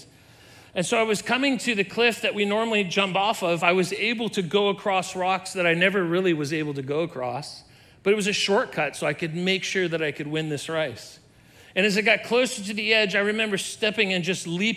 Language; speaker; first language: English; native; English